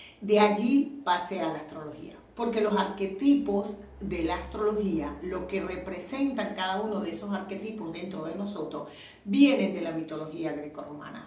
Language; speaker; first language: Spanish; native; Spanish